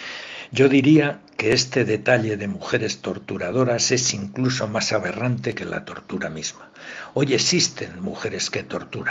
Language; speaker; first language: Spanish; native; Spanish